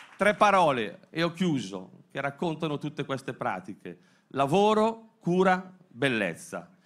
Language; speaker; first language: Italian; native; Italian